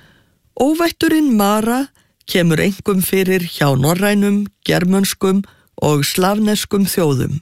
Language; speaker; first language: Icelandic; native; Icelandic